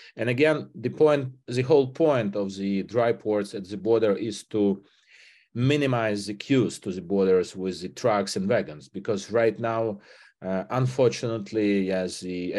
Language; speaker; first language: English; non-native, fluent; Ukrainian